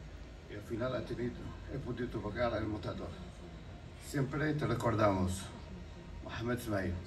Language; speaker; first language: Spanish; non-native, fluent; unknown